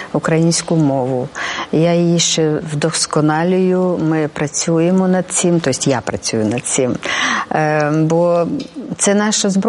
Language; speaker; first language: Ukrainian; non-native, local second language; Romanian